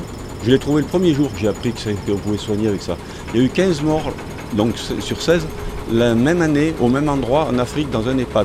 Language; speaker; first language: French; native; French